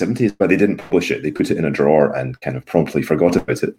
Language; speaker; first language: English; native; English